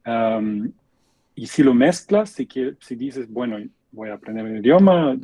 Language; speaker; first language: Spanish; non-native, fluent; German